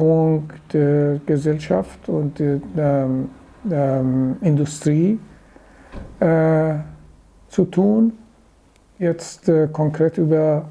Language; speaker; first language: German; non-native, fluent; Persian